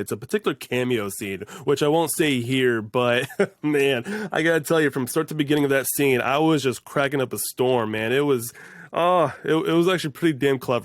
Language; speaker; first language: English; native; English